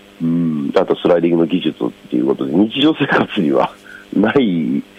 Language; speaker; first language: Japanese; native; Japanese